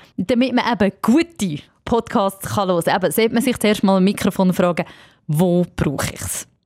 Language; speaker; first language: German; native; German